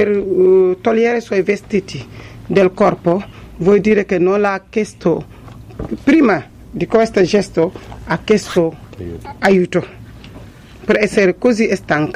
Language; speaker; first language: Italian; non-native, learner; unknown